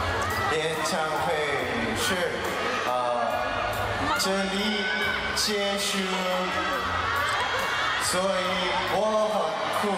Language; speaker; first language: Chinese; non-native, learner; Korean